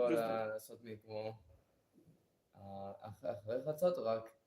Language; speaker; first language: Hebrew; non-native, learner; English